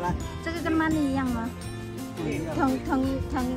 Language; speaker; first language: Chinese; non-native, learner; Indonesian